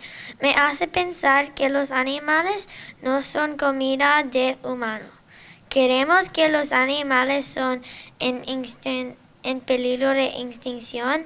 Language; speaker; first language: Spanish; non-native, learner; English